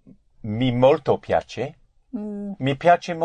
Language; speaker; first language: Italian; non-native, learner; English